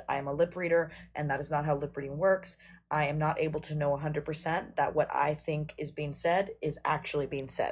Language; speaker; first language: English; native; English